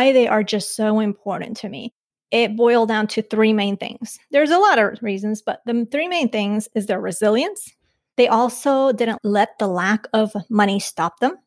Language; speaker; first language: English; early bilingual, other home language; Spanish